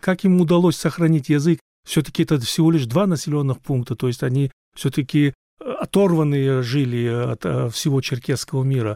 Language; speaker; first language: Russian; non-native, local second language; Chechen